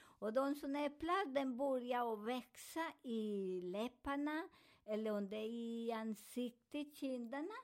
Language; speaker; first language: Swedish; non-native, fluent; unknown